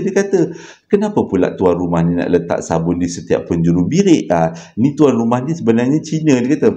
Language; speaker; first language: Malay; native; Malay